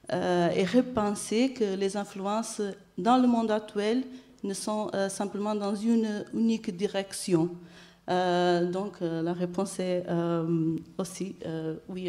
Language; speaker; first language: French; non-native, fluent; Portuguese